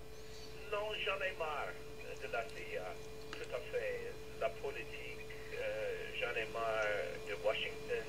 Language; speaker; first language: French; non-native, learner; English